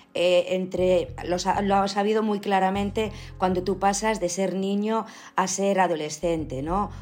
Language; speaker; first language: Spanish; native; Spanish